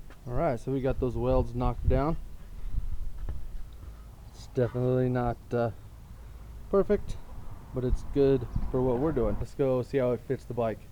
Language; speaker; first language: English; native; English